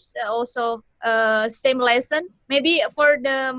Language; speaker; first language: English; non-native, learner; Indonesian